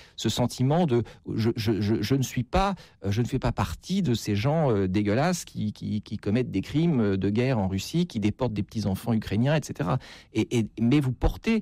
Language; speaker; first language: French; native; French